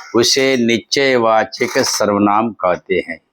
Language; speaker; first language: Hindi; non-native, local second language; Telugu